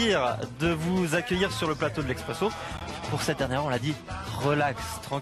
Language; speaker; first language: French; native; French